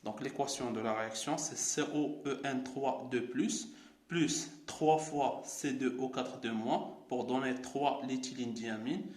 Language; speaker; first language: French; non-native, local second language; Arabic